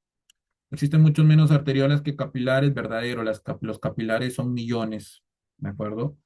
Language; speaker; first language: Spanish; native; Spanish